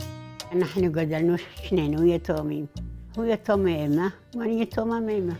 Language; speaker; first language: Hebrew; non-native, fluent; Arabic